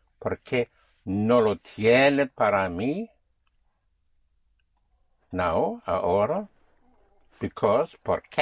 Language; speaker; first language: Spanish; non-native, fluent; English